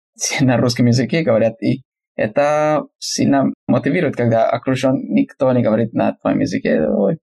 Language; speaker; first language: Russian; non-native, fluent; Spanish